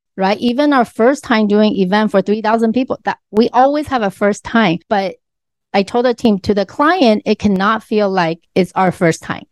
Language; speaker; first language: English; early bilingual, other home language; Chinese